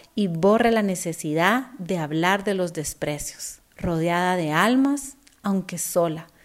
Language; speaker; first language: Spanish; native; Spanish